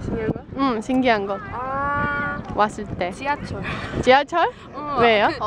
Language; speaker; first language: Korean; non-native, fluent; English